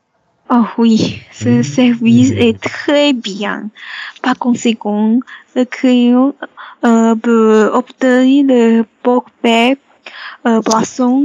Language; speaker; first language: French; non-native, learner; Chinese